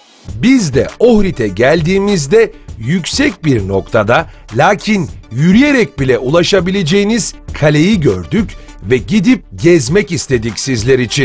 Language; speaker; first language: Turkish; native; Turkish